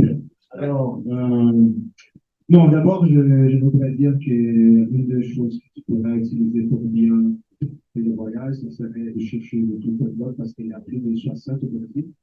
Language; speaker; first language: French; non-native, fluent; Portuguese